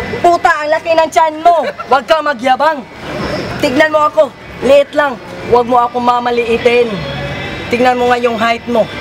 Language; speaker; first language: Filipino; non-native, local second language; Cebuano